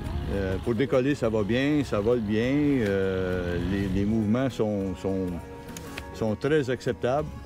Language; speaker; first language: French; native; French